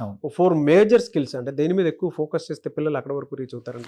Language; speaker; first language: Telugu; native; Telugu